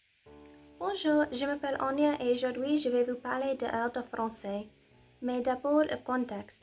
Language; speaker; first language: French; non-native, learner; English